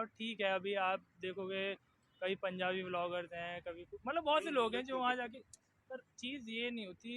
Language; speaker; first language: Hindi; native; Hindi